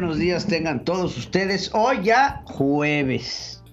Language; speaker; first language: Spanish; native; Spanish